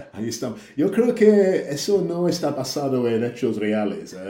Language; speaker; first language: Spanish; non-native, fluent; English